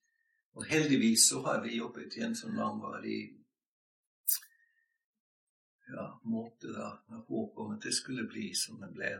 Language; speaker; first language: Norwegian; non-native, fluent; English